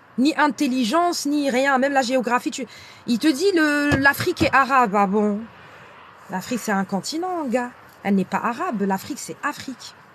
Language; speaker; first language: French; non-native, local second language; Arabic